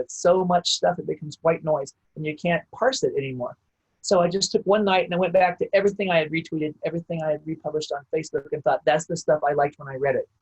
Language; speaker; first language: English; native; English